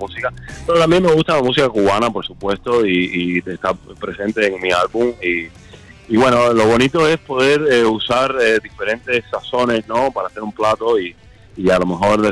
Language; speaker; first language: Spanish; native; Spanish